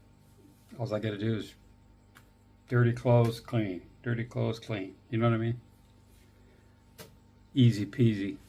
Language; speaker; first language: English; native; English